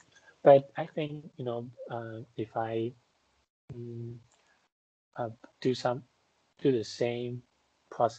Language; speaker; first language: English; non-native, fluent; Chinese